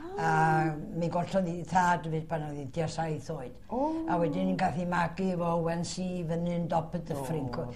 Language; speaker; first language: Welsh; early bilingual, heritage; Welsh